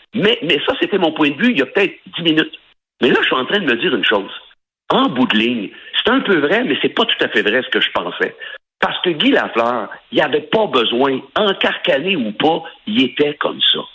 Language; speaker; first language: French; native; French